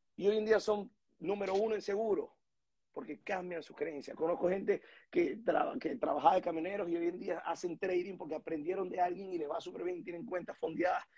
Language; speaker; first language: Spanish; native; Spanish